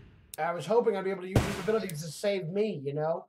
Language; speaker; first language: English; native; English